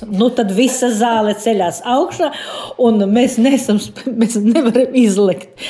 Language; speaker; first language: Latvian; native; Latvian